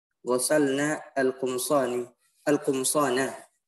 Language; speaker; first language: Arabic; non-native, learner; Indonesian